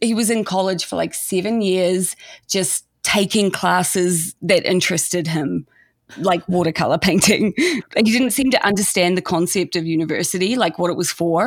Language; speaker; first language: English; native; English